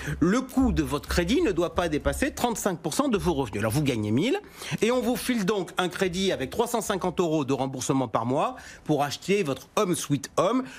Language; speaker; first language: French; native; French